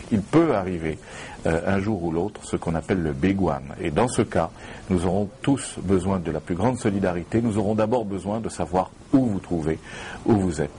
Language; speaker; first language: French; native; French